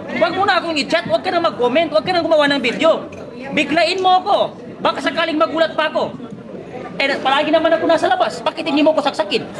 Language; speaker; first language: Filipino; non-native, local second language; Maguindanaon